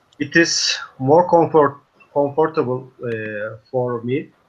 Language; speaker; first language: English; non-native, learner; Turkish